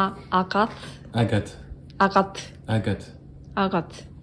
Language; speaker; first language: English; non-native, learner; Korean